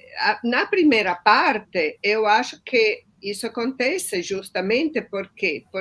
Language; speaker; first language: Portuguese; non-native, fluent; Italian